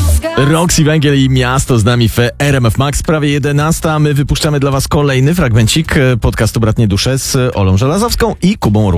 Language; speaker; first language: Polish; native; Polish